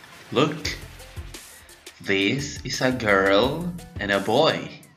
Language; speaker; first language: English; non-native, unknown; Spanish